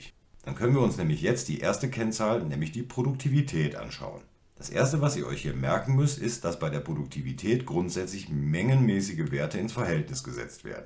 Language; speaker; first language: German; native; German